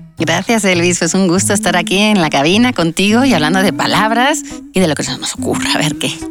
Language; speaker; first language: Spanish; native; Spanish